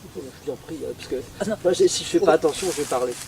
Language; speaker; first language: French; native; French